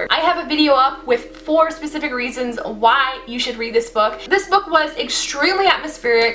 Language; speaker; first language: English; native; English